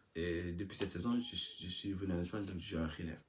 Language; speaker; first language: French; non-native, local second language; Wolof